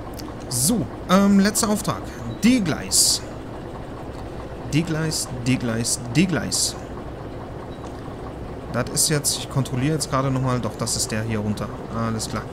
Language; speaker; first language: German; native; German